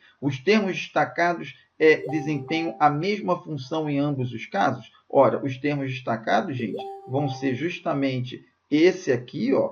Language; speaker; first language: Portuguese; native; Portuguese